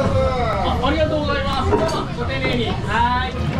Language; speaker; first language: Japanese; native; Japanese